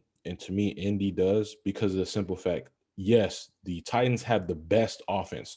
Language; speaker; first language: English; native; English